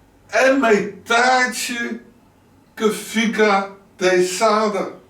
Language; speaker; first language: Portuguese; non-native, learner; Dutch